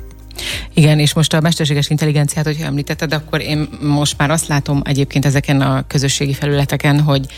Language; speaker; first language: Hungarian; native; Hungarian